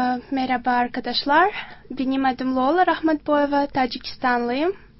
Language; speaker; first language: Turkish; non-native, learner; Tajik